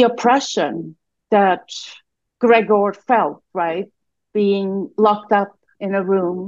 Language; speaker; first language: English; non-native, fluent; Swiss German